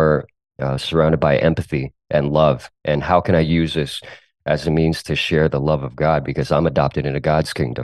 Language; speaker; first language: English; early bilingual, other home language; Cantonese